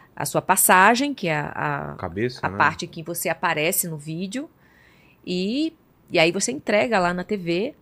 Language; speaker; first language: Portuguese; native; Portuguese